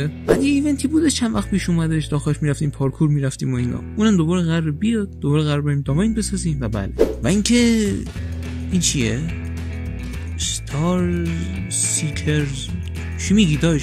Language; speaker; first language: Persian; native; Persian